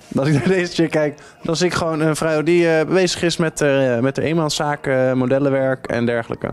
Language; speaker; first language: Dutch; native; Dutch